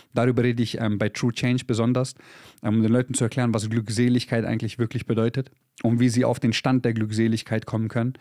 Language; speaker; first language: German; early bilingual, other home language; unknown